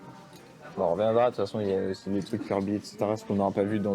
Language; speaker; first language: French; native; French